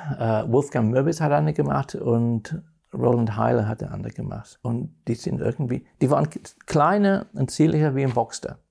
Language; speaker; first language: German; non-native, fluent; English